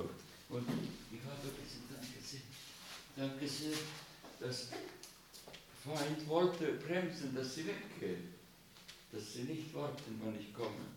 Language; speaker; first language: German; non-native, fluent; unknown